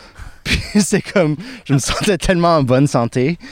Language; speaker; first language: French; non-native, local second language; English